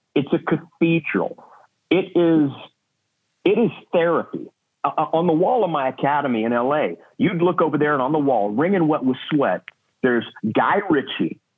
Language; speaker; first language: English; native; English